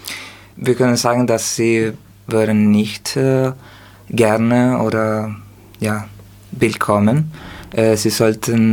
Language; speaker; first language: German; non-native, learner; Spanish